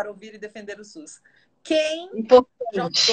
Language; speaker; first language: Portuguese; native; Portuguese